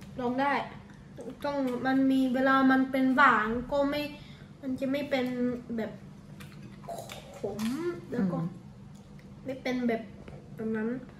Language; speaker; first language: Thai; early bilingual, heritage; Thai